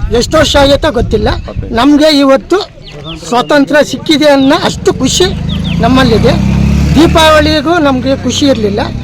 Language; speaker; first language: Kannada; native; Kannada